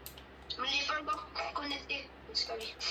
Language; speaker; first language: French; native; French